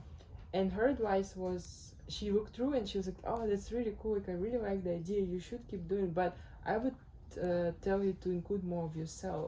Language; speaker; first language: English; non-native, fluent; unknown